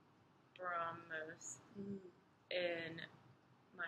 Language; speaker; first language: Spanish; non-native, learner; English